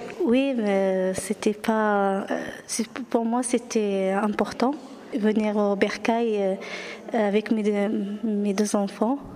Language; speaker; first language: French; non-native, learner; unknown